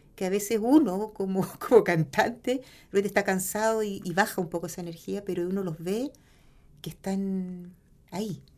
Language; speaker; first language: Spanish; native; Spanish